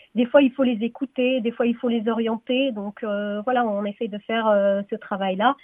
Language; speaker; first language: French; non-native, local second language; Arabic